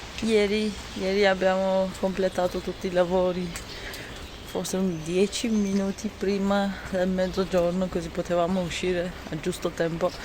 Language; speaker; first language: Italian; non-native, learner; Turkish